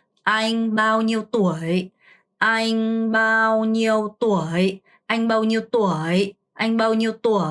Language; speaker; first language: Vietnamese; non-native, fluent; Korean